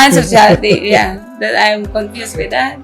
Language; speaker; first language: English; non-native, local second language; Filipino